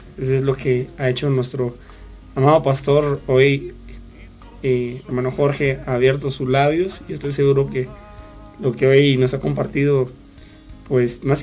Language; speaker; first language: Spanish; native; Spanish